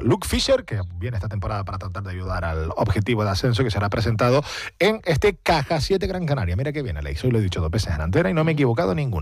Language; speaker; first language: Spanish; native; Spanish